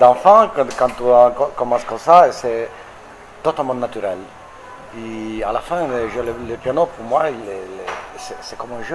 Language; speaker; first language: French; non-native, fluent; Italian